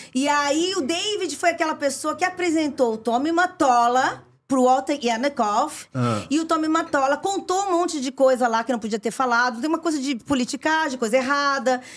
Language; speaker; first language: Portuguese; early bilingual, other home language; Italian